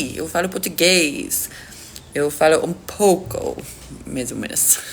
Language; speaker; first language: Portuguese; non-native, learner; English